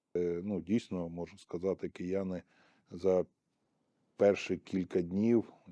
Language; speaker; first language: Ukrainian; native; Ukrainian